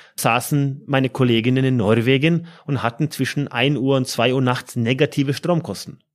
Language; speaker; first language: German; non-native, fluent; Norwegian